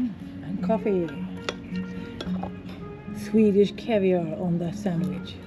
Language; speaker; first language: English; non-native, fluent; Swedish